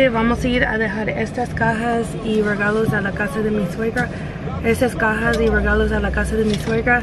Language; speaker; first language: Spanish; non-native, learner; English